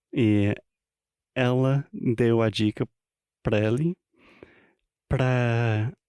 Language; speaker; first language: Portuguese; non-native, fluent; English